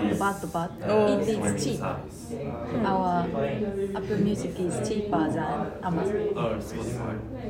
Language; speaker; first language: English; non-native, learner; Japanese